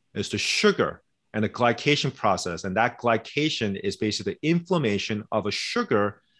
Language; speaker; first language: English; early bilingual, other home language; Korean